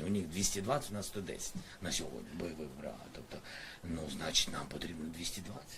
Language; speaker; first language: Ukrainian; non-native, local second language; Russian